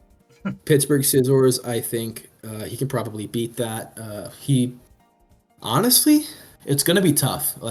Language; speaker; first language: English; native; English